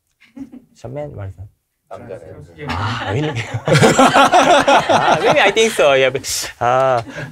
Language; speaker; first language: English; non-native, learner; Korean